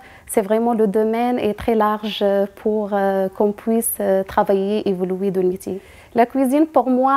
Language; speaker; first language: French; non-native, fluent; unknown